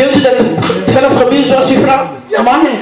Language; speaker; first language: Dutch; non-native, learner; Lingala